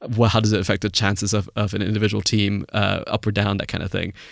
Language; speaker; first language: English; non-native, local second language; Chinese